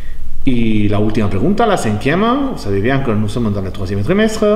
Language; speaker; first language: French; non-native, fluent; Spanish